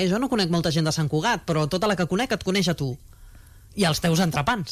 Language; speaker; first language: Catalan; native; Catalan